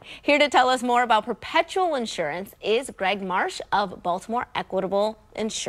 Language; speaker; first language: English; native; English